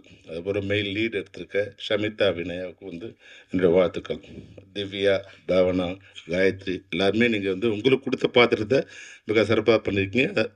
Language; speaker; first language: Tamil; native; Tamil